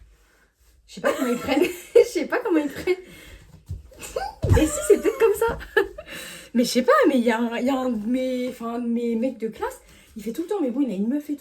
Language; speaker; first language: French; native; French